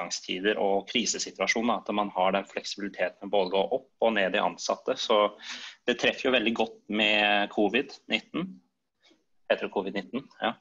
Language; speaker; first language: Norwegian; native; Norwegian